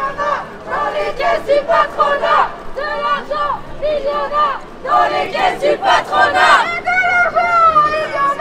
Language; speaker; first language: French; native; French